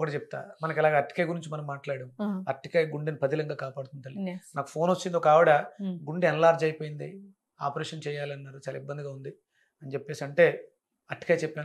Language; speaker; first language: Telugu; native; Telugu